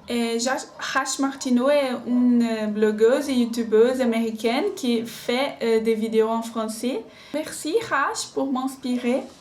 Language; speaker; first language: French; non-native, learner; Portuguese